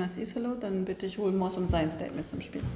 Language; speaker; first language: German; native; German